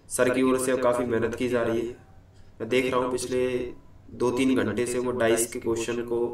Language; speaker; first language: Hindi; native; Hindi